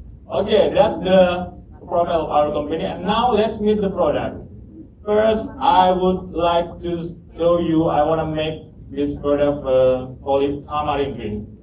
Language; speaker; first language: English; non-native, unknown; Indonesian